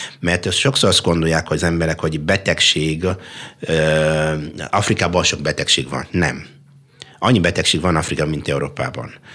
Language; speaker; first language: Hungarian; non-native, fluent; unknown